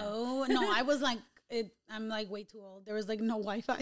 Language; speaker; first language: English; early bilingual, other home language; Spanish